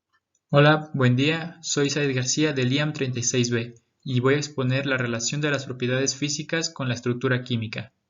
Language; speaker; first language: Spanish; native; Spanish